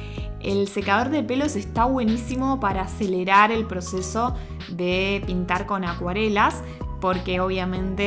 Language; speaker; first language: Spanish; native; Spanish